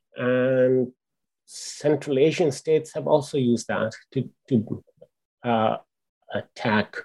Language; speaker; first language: English; non-native, local second language; Urdu